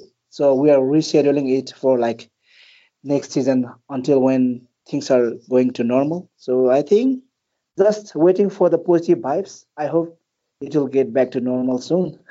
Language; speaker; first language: English; non-native, local second language; Nepali